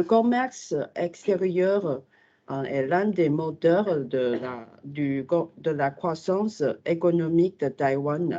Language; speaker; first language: French; non-native, fluent; Chinese